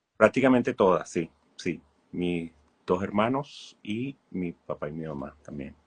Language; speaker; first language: Spanish; native; Spanish